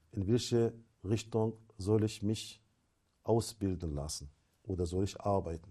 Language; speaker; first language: German; non-native, fluent; Arabic